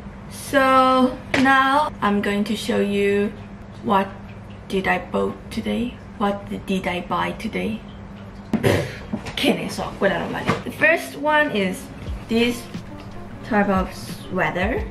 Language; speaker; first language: English; non-native, learner; Chinese